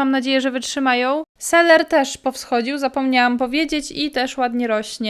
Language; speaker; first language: Polish; native; Polish